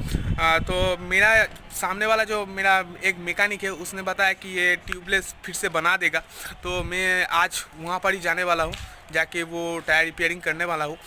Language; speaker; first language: Hindi; non-native, local second language; Bangla